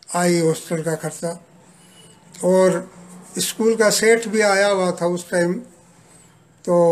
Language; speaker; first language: Hindi; native; Hindi